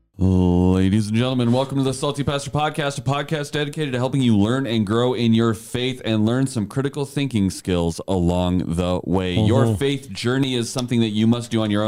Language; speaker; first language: English; native; English